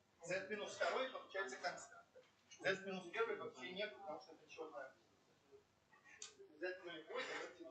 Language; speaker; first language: Russian; native; Russian